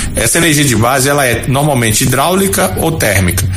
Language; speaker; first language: Portuguese; native; Portuguese